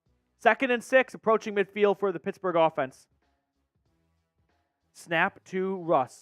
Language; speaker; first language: English; native; English